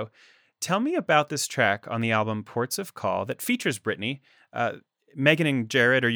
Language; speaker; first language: English; native; English